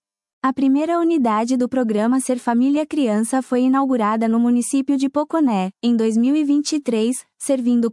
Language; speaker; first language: Portuguese; native; Portuguese